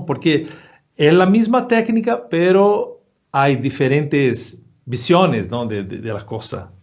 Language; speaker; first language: Spanish; non-native, fluent; Portuguese